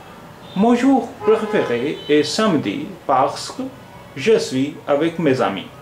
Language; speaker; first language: French; non-native, fluent; Urdu